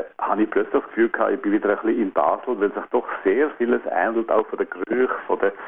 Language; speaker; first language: German; native; German